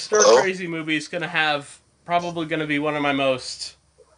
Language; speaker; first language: English; native; English